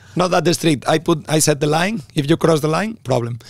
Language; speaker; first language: English; non-native, fluent; Spanish